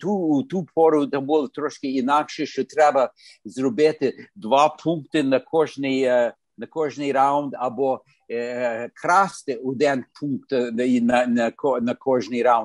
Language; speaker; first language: Ukrainian; early bilingual, heritage; Ukrainian